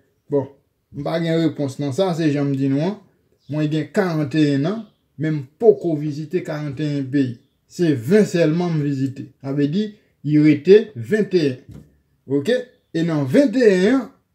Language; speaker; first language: French; native; French